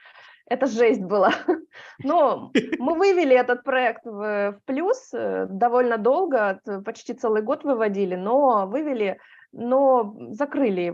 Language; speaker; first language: Russian; native; Russian